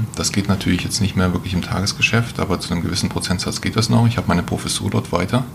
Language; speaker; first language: German; native; German